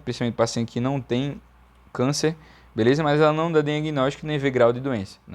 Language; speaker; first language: Portuguese; native; Portuguese